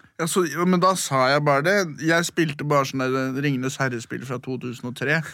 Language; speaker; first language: Norwegian; native; Norwegian